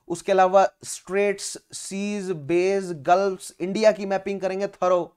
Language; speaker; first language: Hindi; native; Hindi